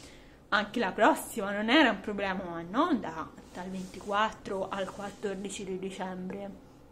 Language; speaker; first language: Italian; native; Italian